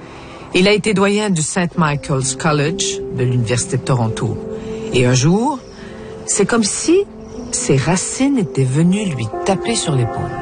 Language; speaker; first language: French; native; French